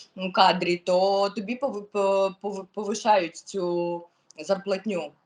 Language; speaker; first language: Ukrainian; non-native, local second language; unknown